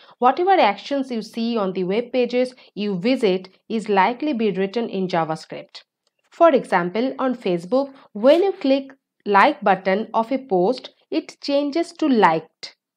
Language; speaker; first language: English; non-native, local second language; Bangla